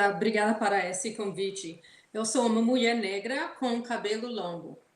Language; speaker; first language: Portuguese; non-native, fluent; English